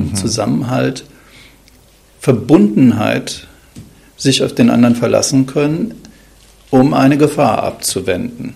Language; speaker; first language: German; native; German